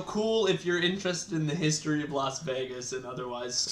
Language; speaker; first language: English; native; English